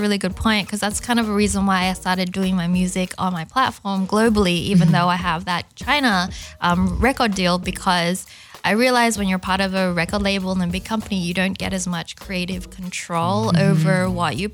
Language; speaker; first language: English; non-native, local second language; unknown